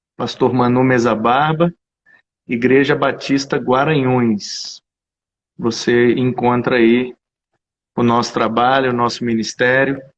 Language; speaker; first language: Portuguese; native; Portuguese